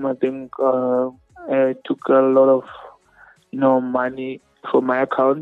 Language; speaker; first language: English; non-native, local second language; Northern Sotho